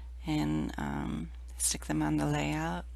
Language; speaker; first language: English; native; English